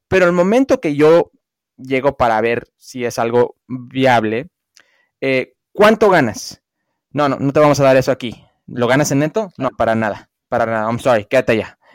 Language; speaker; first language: Spanish; early bilingual, heritage; Spanish